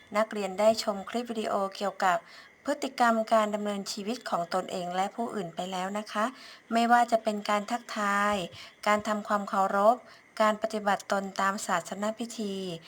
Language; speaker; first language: Thai; native; Thai